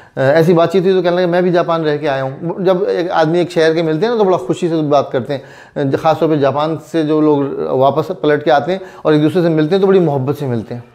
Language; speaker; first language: Urdu; native; Urdu